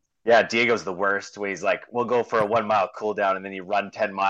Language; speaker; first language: English; native; English